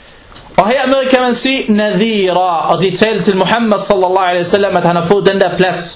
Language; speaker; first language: Danish; non-native, local second language; Arabic